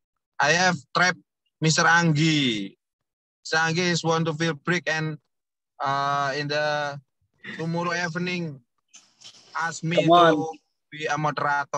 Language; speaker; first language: English; non-native, learner; Indonesian